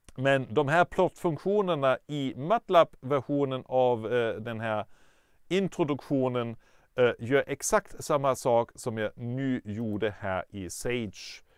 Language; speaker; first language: Swedish; non-native, fluent; German